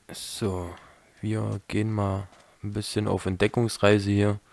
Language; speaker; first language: German; native; German